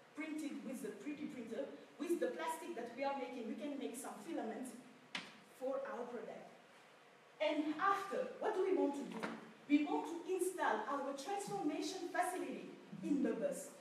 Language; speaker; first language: English; non-native, fluent; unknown